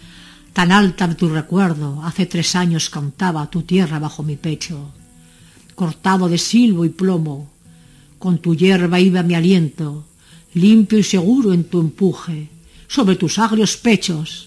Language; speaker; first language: Spanish; native; Spanish